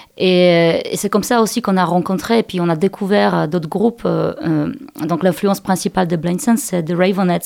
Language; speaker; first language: French; non-native, fluent; Polish